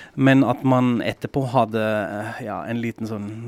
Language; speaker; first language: Norwegian; non-native, fluent; German